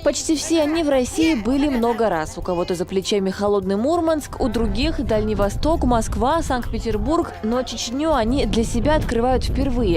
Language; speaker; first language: Russian; native; Russian